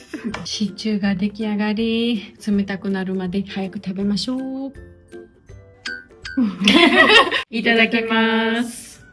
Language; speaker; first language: Japanese; non-native, learner; Georgian